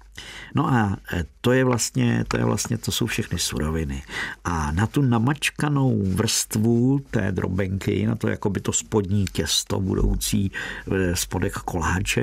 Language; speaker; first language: Czech; native; Czech